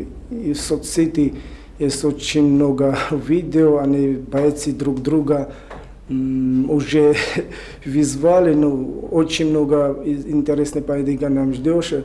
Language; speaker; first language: Russian; non-native, learner; Georgian